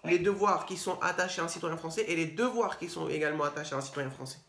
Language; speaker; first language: French; native; French